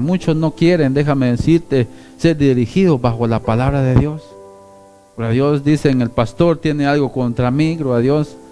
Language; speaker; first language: Spanish; native; Spanish